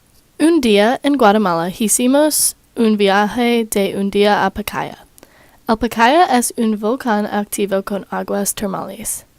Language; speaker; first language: Spanish; non-native, learner; English